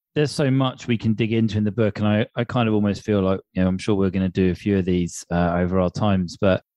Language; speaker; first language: English; native; English